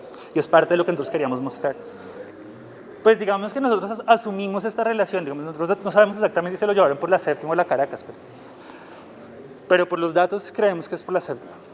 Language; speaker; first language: Spanish; native; Spanish